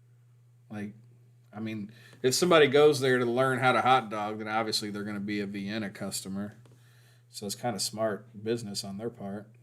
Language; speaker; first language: English; native; English